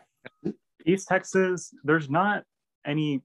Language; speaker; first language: English; native; English